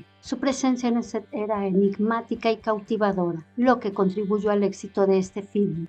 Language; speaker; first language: Spanish; native; Spanish